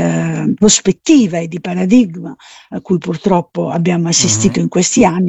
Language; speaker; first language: Italian; native; Italian